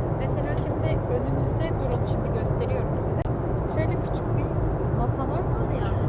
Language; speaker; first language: Turkish; native; Turkish